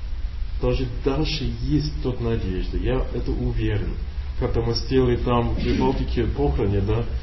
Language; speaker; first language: Russian; non-native, learner; English